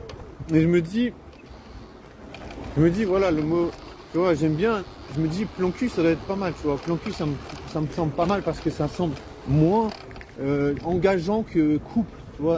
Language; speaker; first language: French; native; French